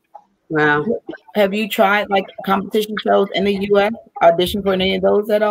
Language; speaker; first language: English; native; English